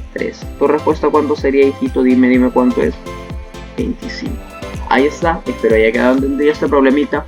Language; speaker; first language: Spanish; native; Spanish